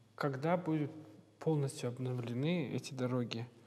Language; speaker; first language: Russian; non-native, local second language; Kazakh